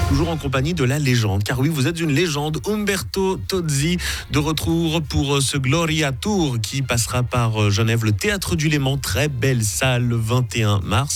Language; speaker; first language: French; native; French